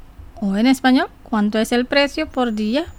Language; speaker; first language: Spanish; non-native, fluent; Indonesian